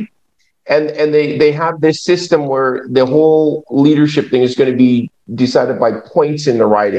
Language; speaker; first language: English; native; English